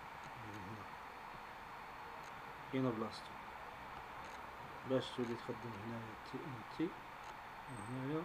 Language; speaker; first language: Arabic; native; Arabic